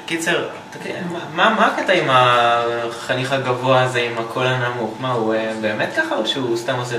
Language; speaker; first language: Hebrew; native; Hebrew